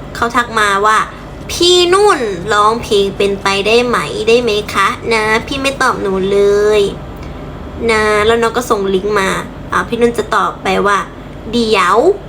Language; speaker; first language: Thai; native; Thai